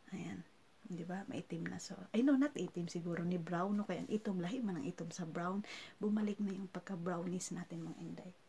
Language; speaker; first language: Filipino; non-native, local second language; Cebuano